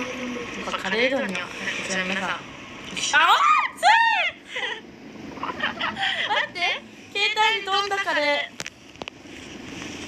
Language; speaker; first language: Japanese; native; Japanese